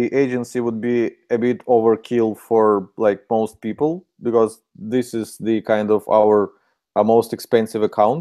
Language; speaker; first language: English; non-native, fluent; Ukrainian